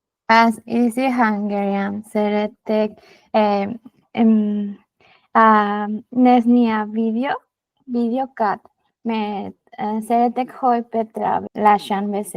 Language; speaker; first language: Hungarian; non-native, learner; Spanish